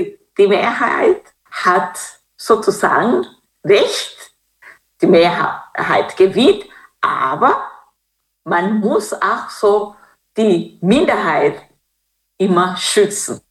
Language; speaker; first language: German; non-native, fluent; Kinyarwanda